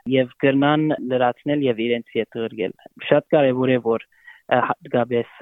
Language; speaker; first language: Armenian; early bilingual, heritage; Armenian